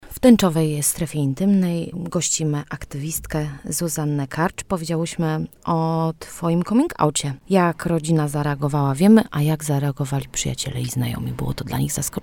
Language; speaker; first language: Polish; native; Polish